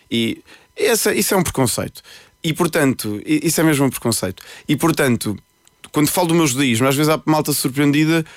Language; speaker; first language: Portuguese; early bilingual, other home language; Spanish